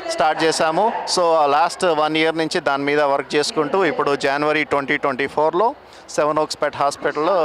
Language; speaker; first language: Telugu; native; Telugu